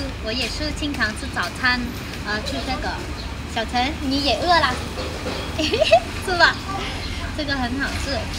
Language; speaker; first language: Chinese; non-native, fluent; Vietnamese